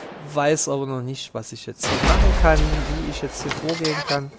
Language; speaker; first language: German; native; German